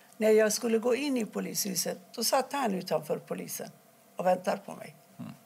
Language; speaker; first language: Swedish; non-native, fluent; Persian